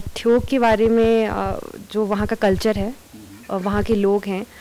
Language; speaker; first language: Hindi; native; Hindi